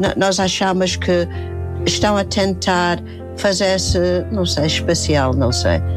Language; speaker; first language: Portuguese; non-native, fluent; English